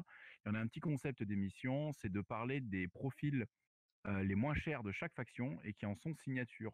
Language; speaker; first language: French; native; French